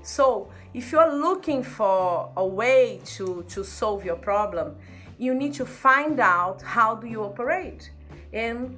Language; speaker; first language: English; non-native, fluent; Portuguese